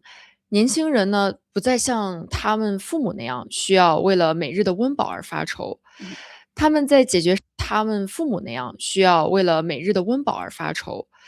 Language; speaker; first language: Chinese; native; Chinese